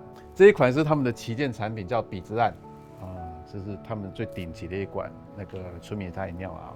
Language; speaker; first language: Chinese; native; Chinese